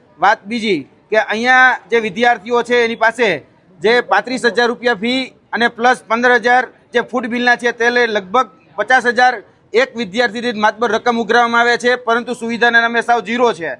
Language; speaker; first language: Gujarati; native; Gujarati